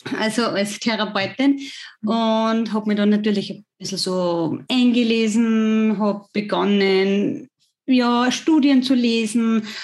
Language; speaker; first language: German; native; German